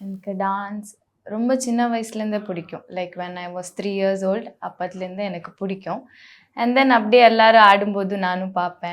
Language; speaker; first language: Tamil; non-native, local second language; Bangla